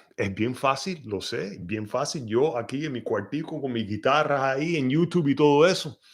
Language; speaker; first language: Spanish; early bilingual, heritage; Spanish